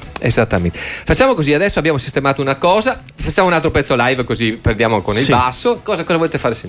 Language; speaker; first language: Italian; native; Italian